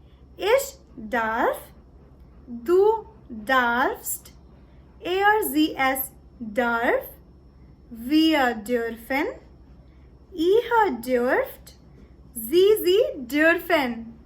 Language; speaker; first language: German; non-native, learner; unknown